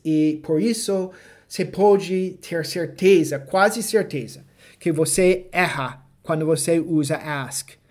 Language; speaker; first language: Portuguese; non-native, fluent; English